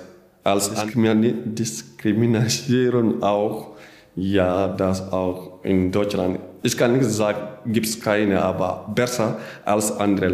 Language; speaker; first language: German; non-native, learner; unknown